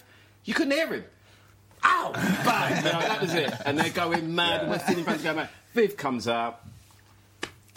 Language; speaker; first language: English; native; English